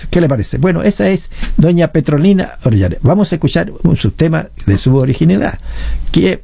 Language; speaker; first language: Spanish; native; Spanish